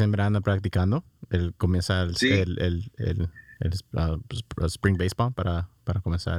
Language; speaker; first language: Spanish; early bilingual, heritage; Spanish